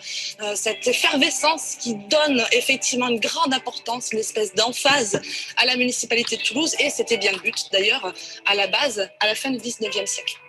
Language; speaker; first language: French; native; French